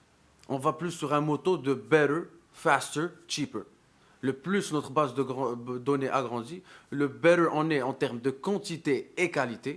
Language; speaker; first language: French; non-native, local second language; Arabic